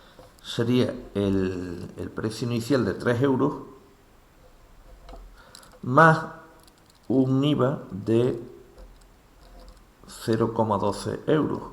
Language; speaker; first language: Spanish; native; Spanish